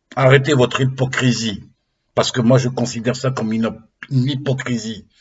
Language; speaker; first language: French; non-native, local second language; Arabic